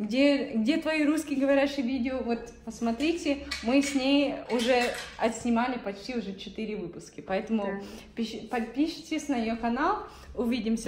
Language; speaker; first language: Russian; non-native, fluent; English